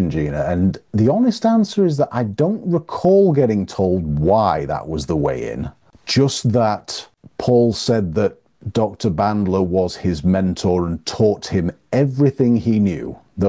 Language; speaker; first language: English; native; English